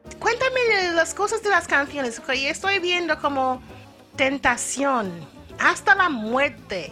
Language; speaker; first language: Spanish; non-native, fluent; English